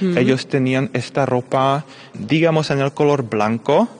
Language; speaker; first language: Spanish; non-native, fluent; Czech